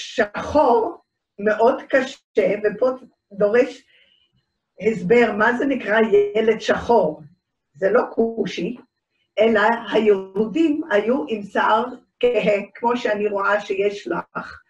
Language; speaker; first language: Hebrew; early bilingual, other home language; Dutch